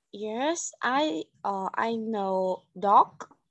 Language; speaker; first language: English; non-native, learner; Vietnamese